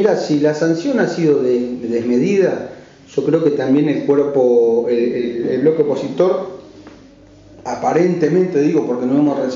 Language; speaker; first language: Spanish; native; Spanish